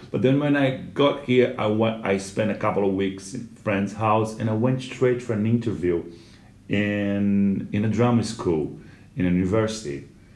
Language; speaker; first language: English; non-native, fluent; Portuguese